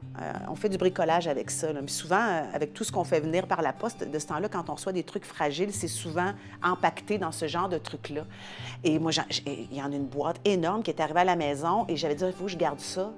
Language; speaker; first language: French; native; French